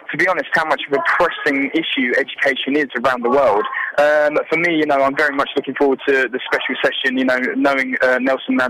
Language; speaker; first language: English; native; English